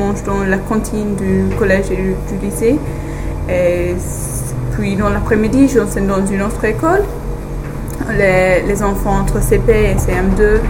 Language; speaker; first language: French; non-native, learner; English